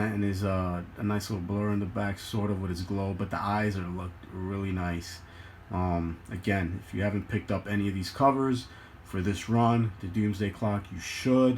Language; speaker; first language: English; native; English